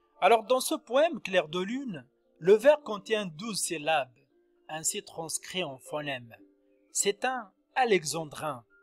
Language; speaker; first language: French; non-native, local second language; Arabic